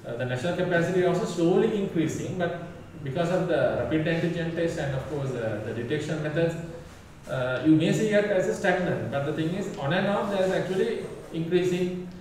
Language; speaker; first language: English; non-native, local second language; Sinhala